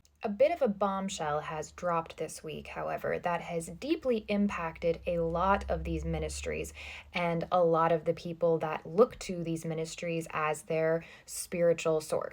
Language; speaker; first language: English; native; English